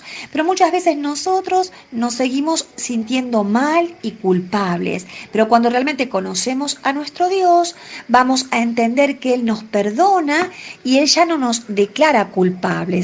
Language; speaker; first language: Spanish; native; Spanish